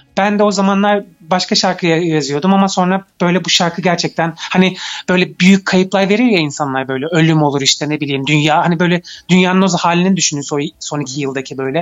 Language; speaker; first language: Turkish; early bilingual, heritage; Turkish